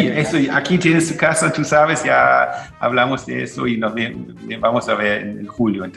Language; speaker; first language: Spanish; non-native, fluent; German